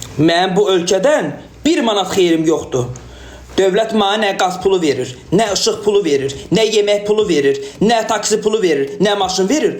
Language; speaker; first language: Azerbaijani; native; Azerbaijani